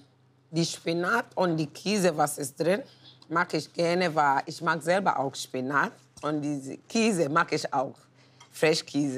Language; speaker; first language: German; non-native, learner; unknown